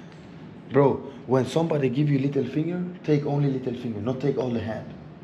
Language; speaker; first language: English; non-native, fluent; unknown